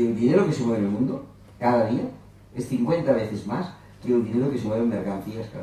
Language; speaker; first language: Spanish; non-native, local second language; Catalan